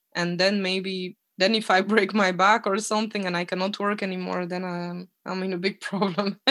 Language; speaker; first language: English; non-native, fluent; French